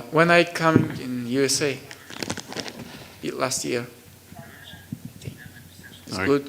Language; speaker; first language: English; non-native, learner; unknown